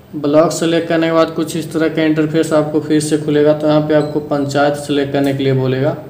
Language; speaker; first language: Hindi; native; Hindi